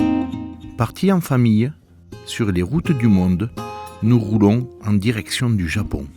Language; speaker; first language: French; native; French